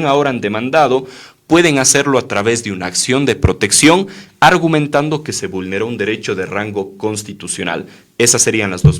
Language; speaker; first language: Spanish; native; Spanish